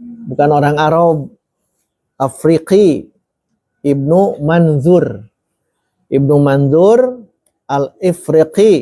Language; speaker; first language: Arabic; non-native, local second language; Indonesian